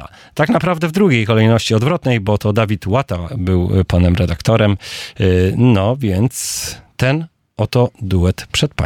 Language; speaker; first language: Polish; native; Polish